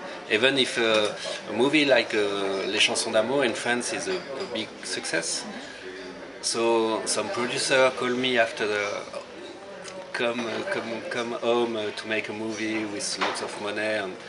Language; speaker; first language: English; non-native, learner; French